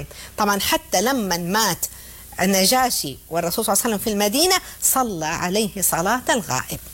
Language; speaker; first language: Arabic; native; Arabic